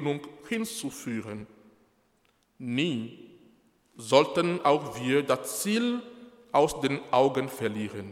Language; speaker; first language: German; non-native, fluent; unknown